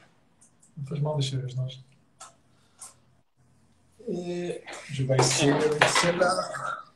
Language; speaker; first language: French; non-native, fluent; Portuguese